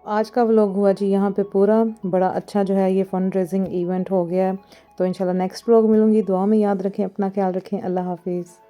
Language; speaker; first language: Urdu; non-native, local second language; Punjabi